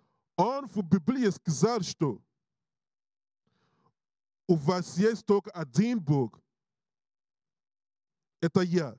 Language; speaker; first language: Russian; non-native, learner; English